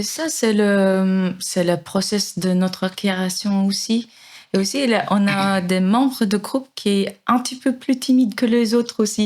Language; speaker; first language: French; non-native, fluent; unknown